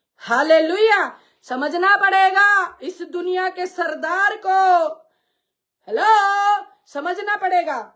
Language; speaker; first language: Hindi; non-native, local second language; Punjabi